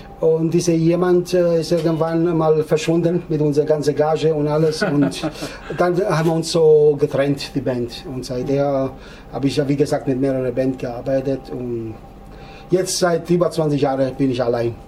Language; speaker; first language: German; non-native, fluent; Italian